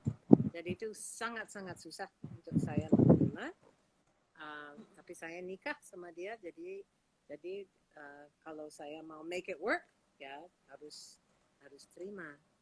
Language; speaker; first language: Indonesian; non-native, fluent; English